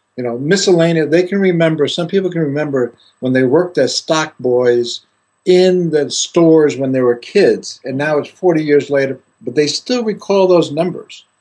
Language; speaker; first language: English; non-native, fluent; Greek